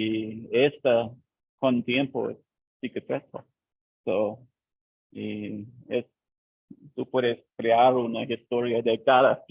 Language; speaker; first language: Spanish; non-native, learner; English